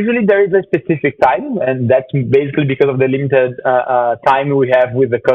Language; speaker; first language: English; non-native, fluent; Portuguese